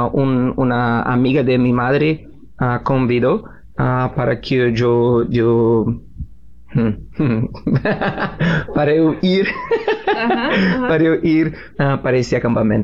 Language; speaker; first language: Spanish; non-native, learner; Portuguese